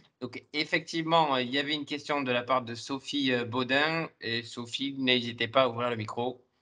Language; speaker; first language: French; native; French